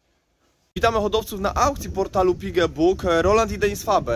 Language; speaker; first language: Polish; native; Polish